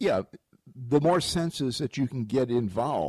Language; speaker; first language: English; native; English